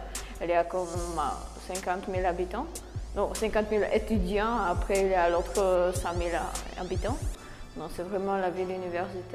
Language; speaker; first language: French; non-native, fluent; Czech